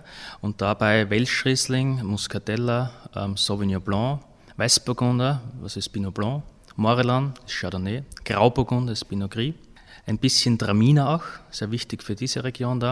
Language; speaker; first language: German; native; German